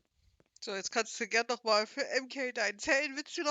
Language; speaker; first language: German; native; German